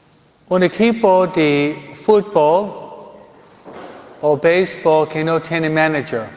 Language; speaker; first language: Spanish; non-native, fluent; French